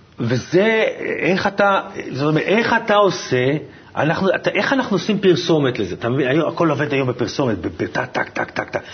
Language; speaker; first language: Hebrew; native; Hebrew